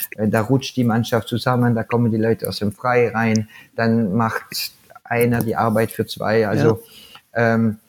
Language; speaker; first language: German; non-native, fluent; French